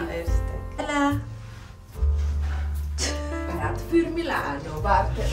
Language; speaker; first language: German; non-native, learner; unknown